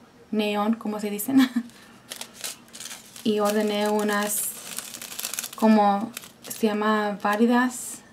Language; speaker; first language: Spanish; non-native, fluent; English